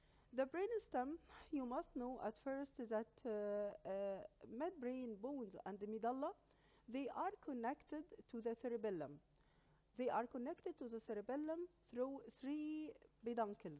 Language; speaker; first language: English; non-native, local second language; Arabic